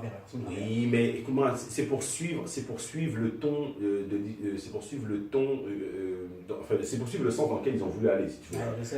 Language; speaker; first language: French; native; French